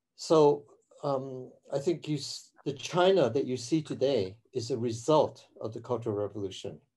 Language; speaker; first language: English; early bilingual, other home language; Cantonese